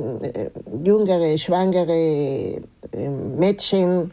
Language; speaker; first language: German; non-native, fluent; Spanish